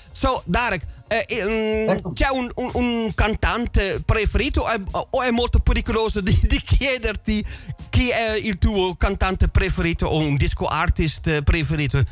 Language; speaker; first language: Italian; non-native, fluent; Dutch